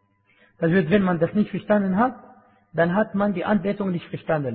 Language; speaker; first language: German; non-native, fluent; Arabic